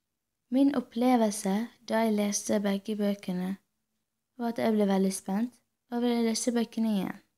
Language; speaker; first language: Norwegian; non-native, learner; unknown